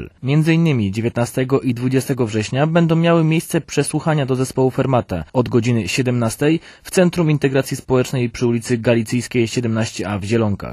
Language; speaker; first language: Polish; native; Polish